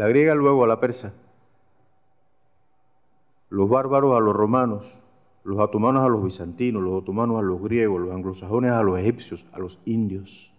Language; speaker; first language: Spanish; native; Spanish